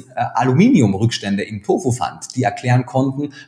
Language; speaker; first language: German; native; German